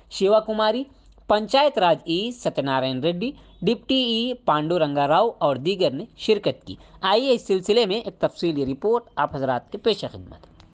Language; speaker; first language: Urdu; native; Urdu